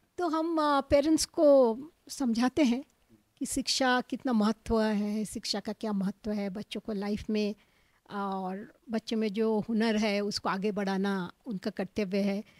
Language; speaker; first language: Hindi; non-native, local second language; Bangla